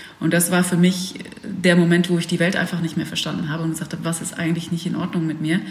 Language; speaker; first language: German; early bilingual, other home language; Dutch